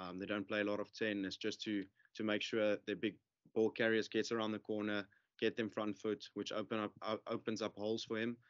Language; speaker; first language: English; non-native, local second language; Afrikaans